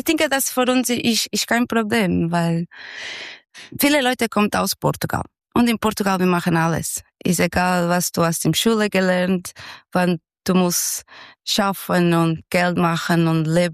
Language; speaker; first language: German; non-native, learner; Portuguese